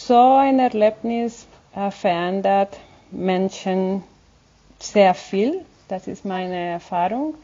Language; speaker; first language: German; non-native, fluent; Spanish